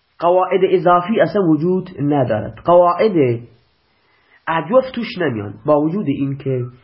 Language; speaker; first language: Persian; non-native, local second language; Baluchi